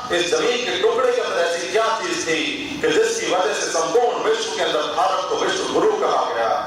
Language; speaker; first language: Hindi; native; Hindi